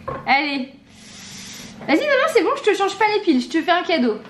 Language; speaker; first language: French; native; French